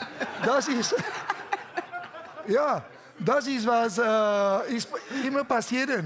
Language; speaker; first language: German; non-native, learner; Catalan